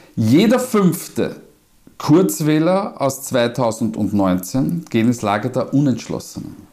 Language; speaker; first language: German; native; German